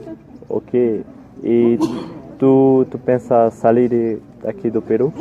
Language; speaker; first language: Spanish; non-native, learner; Portuguese